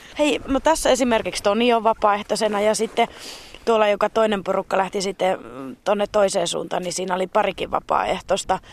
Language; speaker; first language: Finnish; native; Finnish